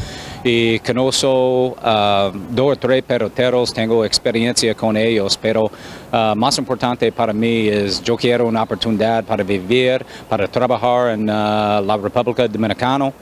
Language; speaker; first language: Spanish; non-native, fluent; English